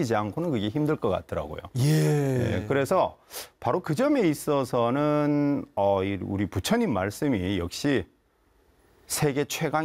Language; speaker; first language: Korean; native; Korean